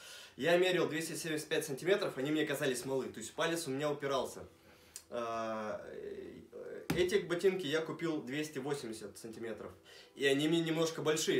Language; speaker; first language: Russian; native; Russian